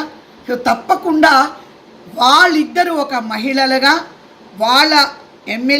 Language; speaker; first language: Telugu; native; Telugu